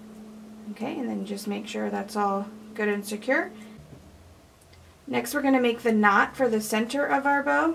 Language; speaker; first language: English; native; English